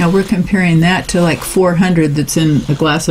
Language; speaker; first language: English; native; English